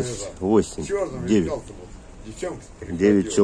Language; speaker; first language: Russian; native; Russian